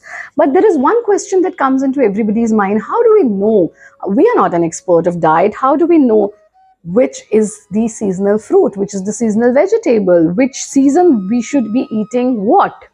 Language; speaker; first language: English; non-native, local second language; Hindi